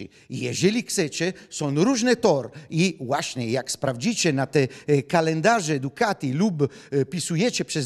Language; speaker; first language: Polish; non-native, fluent; Italian